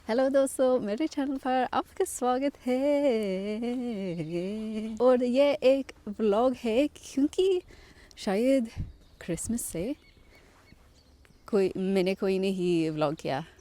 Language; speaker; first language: Hindi; non-native, learner; English